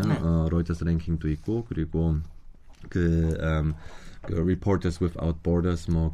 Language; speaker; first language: Korean; non-native, fluent; German